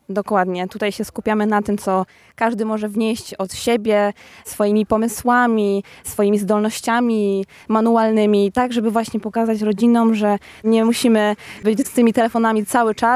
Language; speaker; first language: Polish; native; Polish